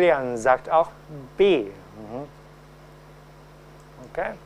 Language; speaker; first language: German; non-native, fluent; Cantonese